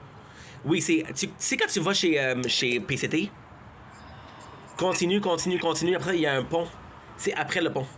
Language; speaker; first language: French; native; French